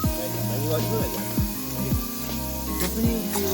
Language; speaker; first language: Japanese; native; Japanese